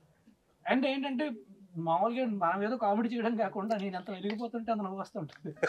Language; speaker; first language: Telugu; native; Telugu